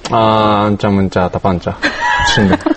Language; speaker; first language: Kyrgyz; non-native, learner; Japanese